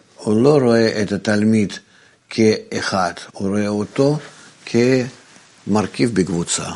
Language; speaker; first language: Hebrew; non-native, fluent; Russian